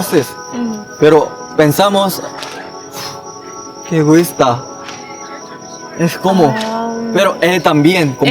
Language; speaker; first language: Spanish; non-native, learner; Korean